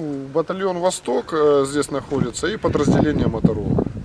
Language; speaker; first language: Russian; native; Russian